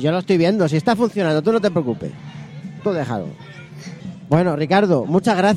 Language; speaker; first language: Spanish; native; Spanish